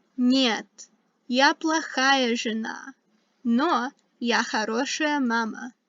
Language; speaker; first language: Russian; non-native, fluent; English